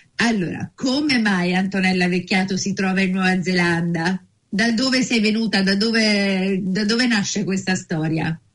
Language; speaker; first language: Italian; native; Italian